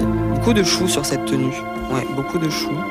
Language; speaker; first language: French; native; French